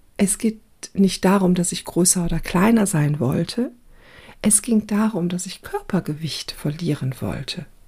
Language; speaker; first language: German; early bilingual, other home language; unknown